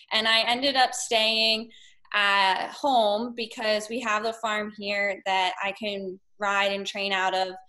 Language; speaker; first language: English; native; English